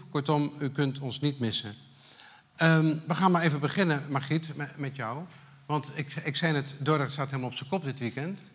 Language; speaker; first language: Dutch; native; Dutch